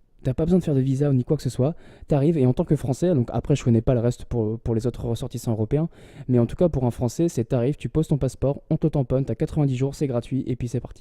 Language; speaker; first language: French; native; French